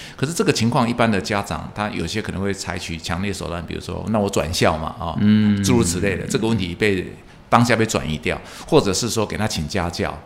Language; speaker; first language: Chinese; non-native, local second language; Min Nan Chinese